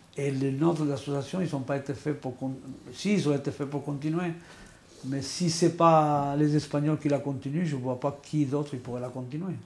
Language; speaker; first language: French; non-native, fluent; Spanish